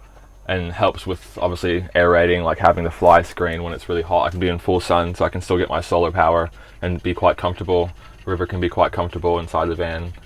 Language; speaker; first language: English; early bilingual, other home language; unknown